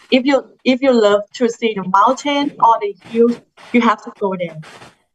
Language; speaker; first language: English; non-native, learner; Thai